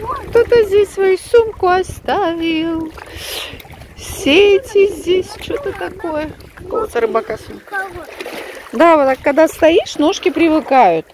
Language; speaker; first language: Russian; native; Russian